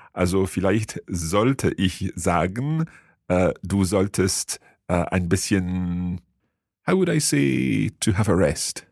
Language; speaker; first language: German; non-native, fluent; English